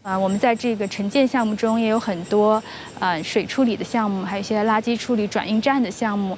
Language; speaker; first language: Chinese; native; Chinese